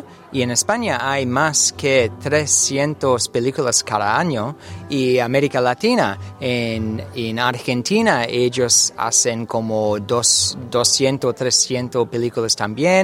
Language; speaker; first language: Spanish; non-native, fluent; English